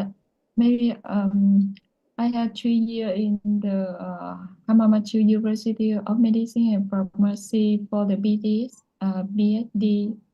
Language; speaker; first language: English; non-native, learner; Vietnamese